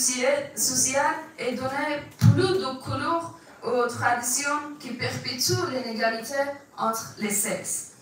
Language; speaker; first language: French; non-native, fluent; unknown